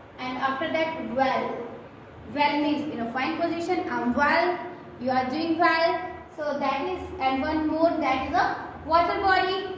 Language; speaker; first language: English; non-native, local second language; Hindi